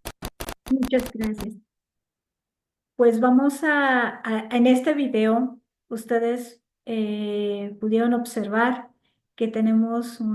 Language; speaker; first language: Spanish; native; Spanish